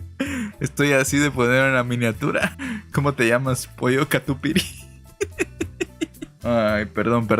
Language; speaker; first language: Spanish; native; Spanish